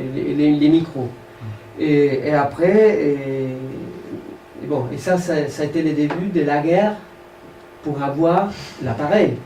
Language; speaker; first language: French; non-native, fluent; Spanish